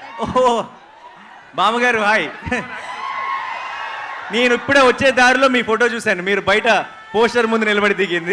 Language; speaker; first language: Telugu; native; Telugu